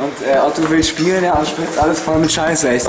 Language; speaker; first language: German; native; German